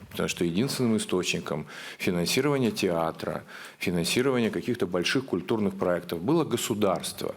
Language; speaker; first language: Russian; native; Russian